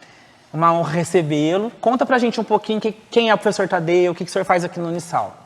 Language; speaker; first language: Portuguese; native; Portuguese